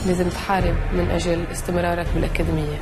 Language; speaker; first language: Arabic; native; Arabic